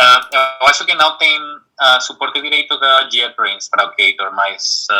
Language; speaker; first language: Portuguese; non-native, fluent; Spanish